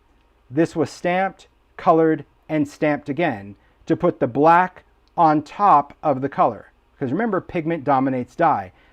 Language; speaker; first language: English; native; English